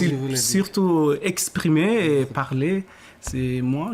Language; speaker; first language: French; non-native, learner; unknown